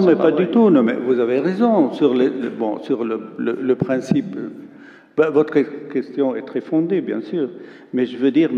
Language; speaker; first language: French; non-native, local second language; Arabic